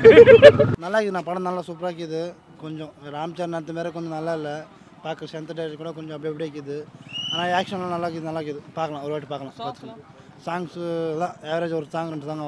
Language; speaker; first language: Tamil; non-native, learner; Telugu